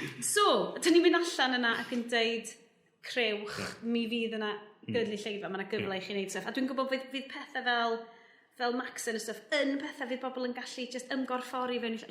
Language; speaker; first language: Welsh; native; Welsh